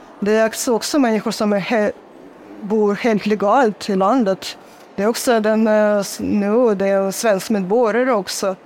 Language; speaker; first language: Swedish; non-native, fluent; Russian